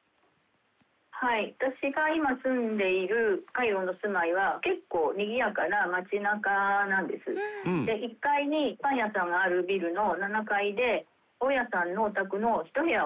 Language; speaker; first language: Japanese; native; Japanese